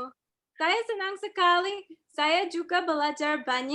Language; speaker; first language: Indonesian; non-native, learner; English